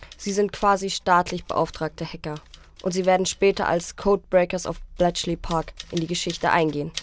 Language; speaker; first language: German; native; German